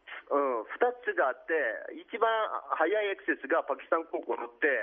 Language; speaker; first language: Japanese; non-native, fluent; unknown